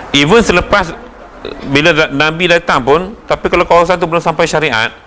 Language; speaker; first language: Malay; native; Malay